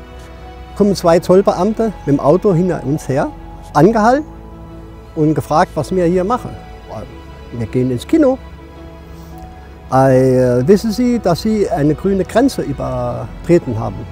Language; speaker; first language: German; non-native, fluent; French